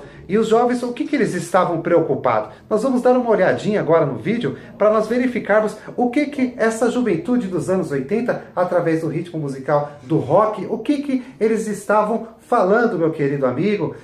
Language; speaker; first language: Portuguese; native; Portuguese